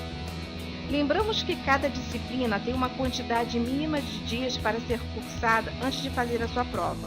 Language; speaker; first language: Portuguese; native; Portuguese